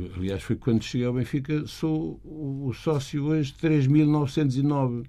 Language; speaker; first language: Portuguese; native; Portuguese